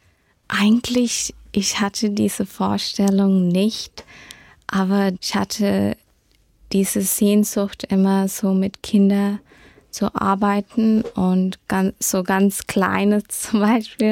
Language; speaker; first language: German; early bilingual, heritage; German